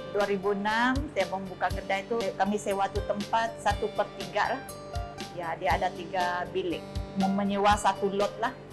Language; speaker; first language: Malay; non-native, local second language; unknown